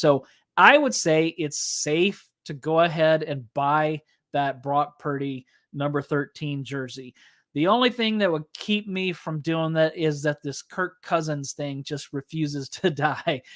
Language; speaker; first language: English; native; English